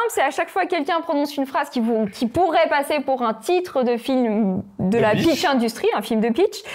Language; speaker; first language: French; native; French